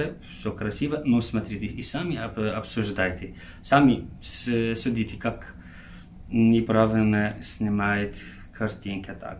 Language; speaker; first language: Russian; non-native, learner; Arabic